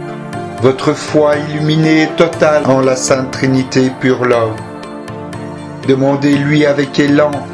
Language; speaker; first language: French; native; French